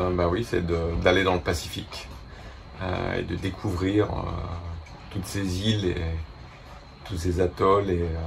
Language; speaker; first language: French; native; French